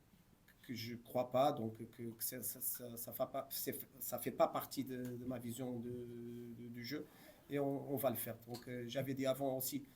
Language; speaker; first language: French; non-native, fluent; Portuguese